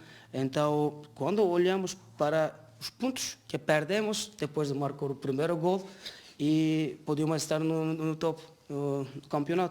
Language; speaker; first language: Portuguese; non-native, learner; Turkish